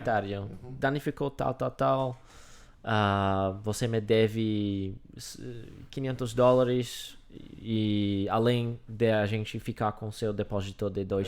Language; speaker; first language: Portuguese; non-native, fluent; English